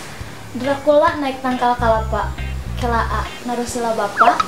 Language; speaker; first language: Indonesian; non-native, local second language; Sundanese